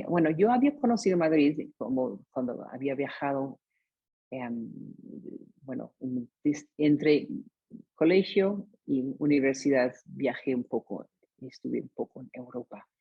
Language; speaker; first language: Spanish; non-native, fluent; English